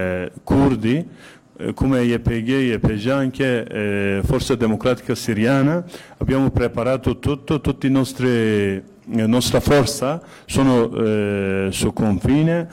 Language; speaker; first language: Italian; non-native, fluent; Kurdish